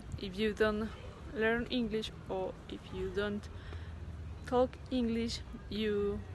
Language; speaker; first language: English; non-native, learner; Spanish